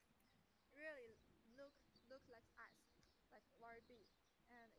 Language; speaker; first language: English; non-native, learner; Chinese